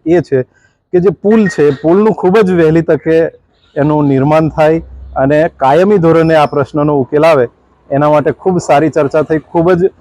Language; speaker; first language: Gujarati; native; Gujarati